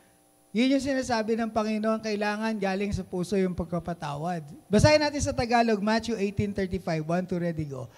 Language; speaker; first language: Filipino; native; Filipino